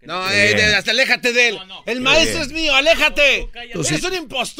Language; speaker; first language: Spanish; native; Spanish